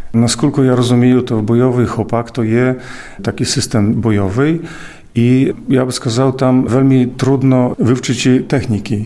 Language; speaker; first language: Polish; non-native, local second language; Ukrainian